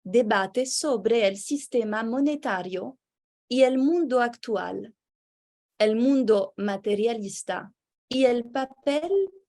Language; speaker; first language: Spanish; non-native, fluent; French